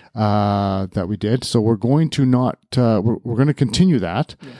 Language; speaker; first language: English; native; English